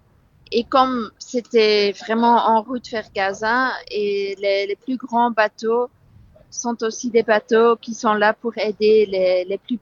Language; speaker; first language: French; non-native, fluent; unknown